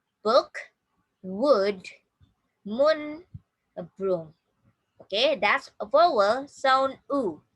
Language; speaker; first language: English; non-native, fluent; Indonesian